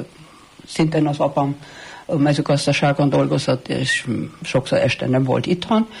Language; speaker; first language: Hungarian; early bilingual, heritage; Hungarian